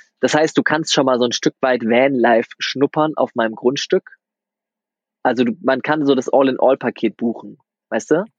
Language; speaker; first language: German; native; German